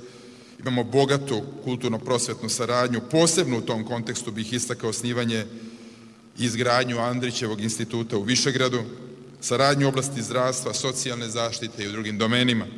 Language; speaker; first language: Serbian; native; Serbian